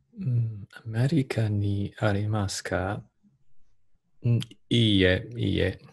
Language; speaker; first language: Japanese; non-native, learner; English